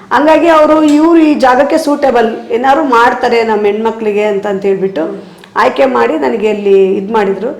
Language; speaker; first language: Kannada; native; Kannada